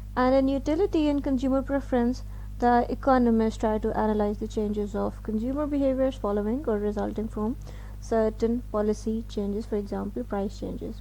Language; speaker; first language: English; non-native, local second language; Urdu